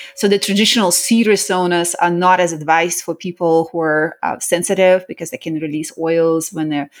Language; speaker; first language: English; early bilingual, other home language; Russian